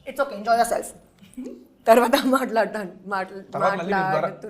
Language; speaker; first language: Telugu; non-native, learner; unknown